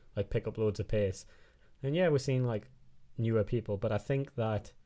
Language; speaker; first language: English; native; English